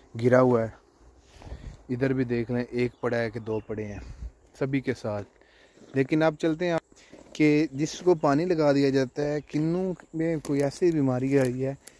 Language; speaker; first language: Urdu; non-native, local second language; Punjabi